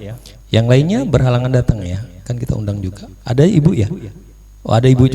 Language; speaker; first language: Indonesian; native; Indonesian